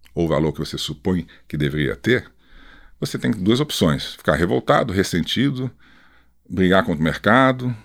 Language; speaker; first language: Portuguese; native; Portuguese